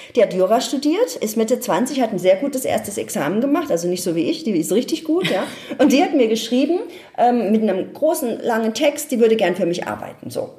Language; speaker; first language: German; native; German